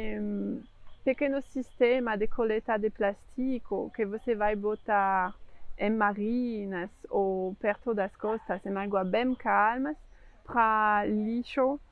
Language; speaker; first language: Portuguese; non-native, fluent; French